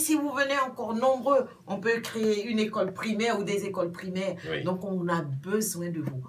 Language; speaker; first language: French; non-native, local second language; Baoulé